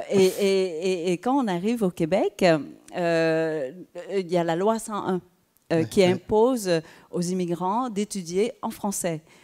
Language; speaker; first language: French; early bilingual, other home language; Vietnamese